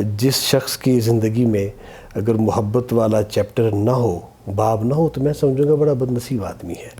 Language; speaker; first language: Urdu; non-native, local second language; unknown